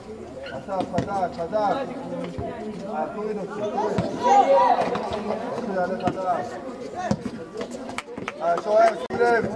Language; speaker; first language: Hebrew; native; Hebrew